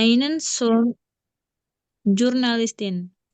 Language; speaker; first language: German; non-native, learner; Indonesian